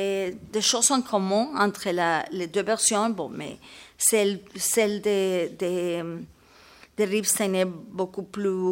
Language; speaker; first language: French; non-native, learner; Spanish